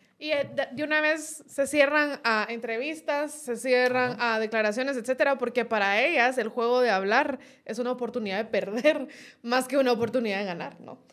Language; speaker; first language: Spanish; native; Spanish